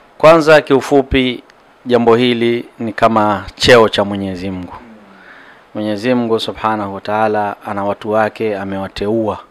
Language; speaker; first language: Swahili; native; Swahili